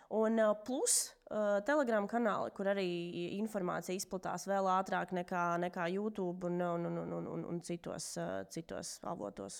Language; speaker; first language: Latvian; non-native, local second language; Russian